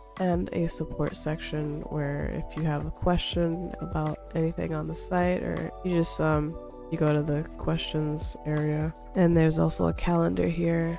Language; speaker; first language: English; native; English